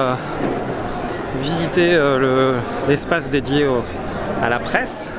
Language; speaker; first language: French; native; French